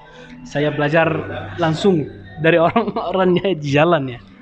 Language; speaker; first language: Indonesian; non-native, learner; Arabic